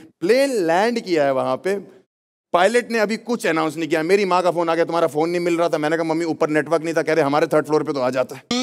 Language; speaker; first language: Hindi; native; Hindi